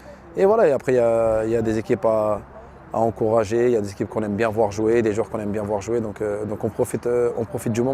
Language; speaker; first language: French; early bilingual, other home language; Arabic